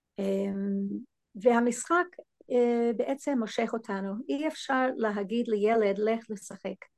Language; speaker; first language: Hebrew; non-native, fluent; English